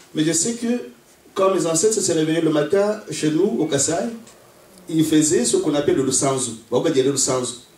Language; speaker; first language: French; non-native, local second language; Luba-Lulua